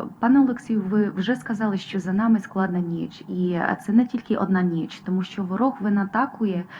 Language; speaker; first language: Ukrainian; non-native, fluent; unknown